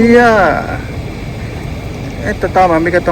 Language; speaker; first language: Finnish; non-native, fluent; Filipino